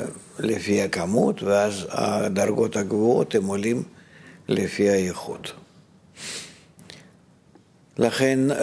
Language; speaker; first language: Hebrew; non-native, fluent; Russian